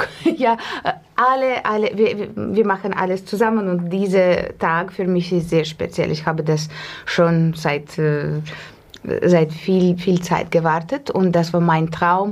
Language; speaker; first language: German; non-native, fluent; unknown